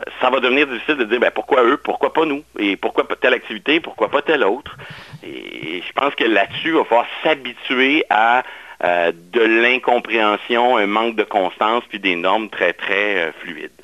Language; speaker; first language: French; native; French